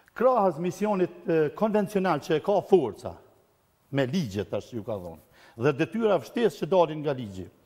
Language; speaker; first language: Albanian; native; Albanian